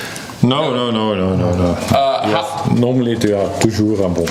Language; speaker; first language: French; non-native, learner; Dutch